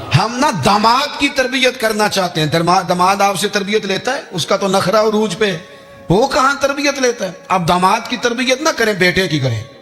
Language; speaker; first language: Urdu; non-native, local second language; Punjabi